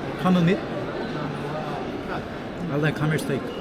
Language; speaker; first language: English; non-native, learner; Korean